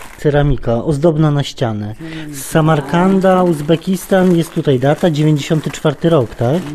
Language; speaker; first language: Polish; native; Polish